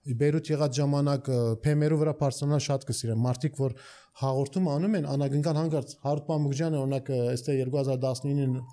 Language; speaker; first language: Armenian; early bilingual, heritage; Armenian